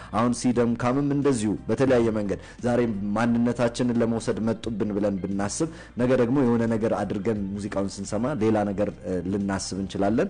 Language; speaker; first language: Amharic; native; Amharic